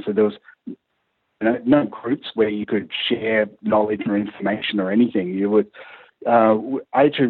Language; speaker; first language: English; native; English